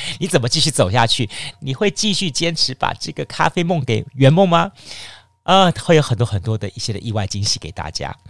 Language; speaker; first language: Chinese; native; Chinese